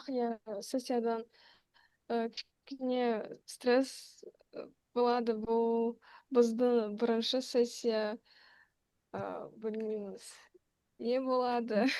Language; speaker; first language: Kazakh; non-native, local second language; Russian